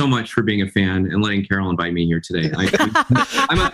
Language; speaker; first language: English; native; English